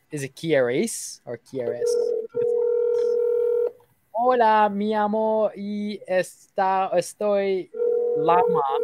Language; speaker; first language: Spanish; non-native, learner; Bangla